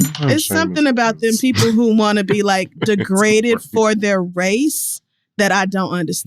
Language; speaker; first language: English; native; English